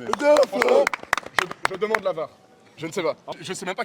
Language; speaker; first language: French; native; French